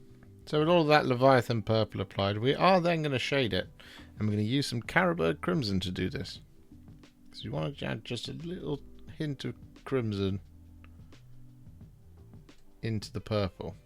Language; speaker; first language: English; native; English